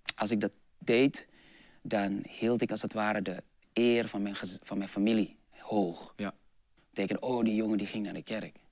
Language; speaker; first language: Dutch; non-native, fluent; Indonesian